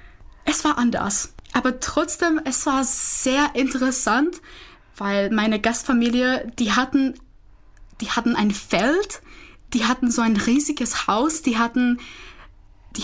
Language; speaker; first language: German; non-native, fluent; Czech